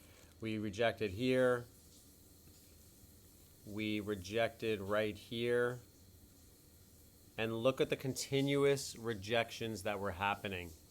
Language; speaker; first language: English; native; English